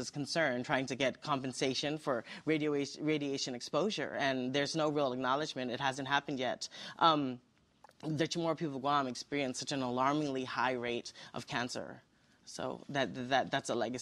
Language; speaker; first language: English; native; English